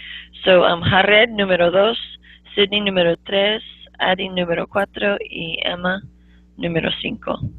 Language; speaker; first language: Spanish; non-native, fluent; English